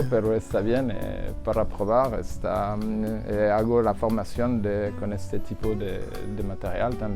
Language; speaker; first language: Spanish; non-native, learner; French